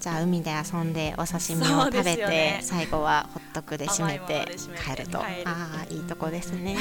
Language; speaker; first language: Japanese; native; Japanese